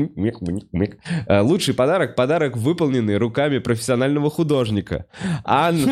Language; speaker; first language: Russian; native; Russian